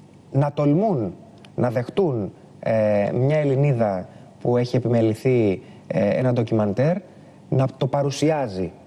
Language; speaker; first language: Greek; native; Greek